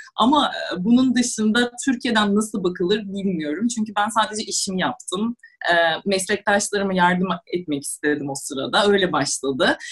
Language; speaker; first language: Turkish; non-native, fluent; Russian